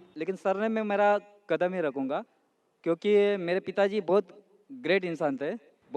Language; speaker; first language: Hindi; non-native, local second language; Marathi